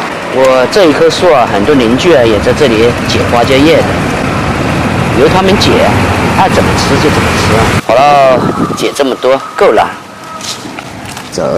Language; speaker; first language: Chinese; native; Chinese